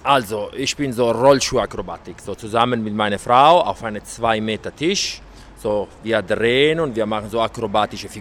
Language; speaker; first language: German; non-native, learner; Italian